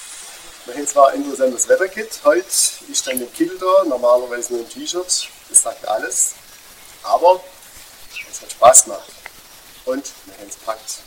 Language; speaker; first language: German; native; German